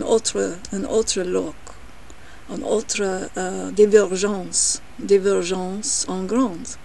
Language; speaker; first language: French; non-native, learner; English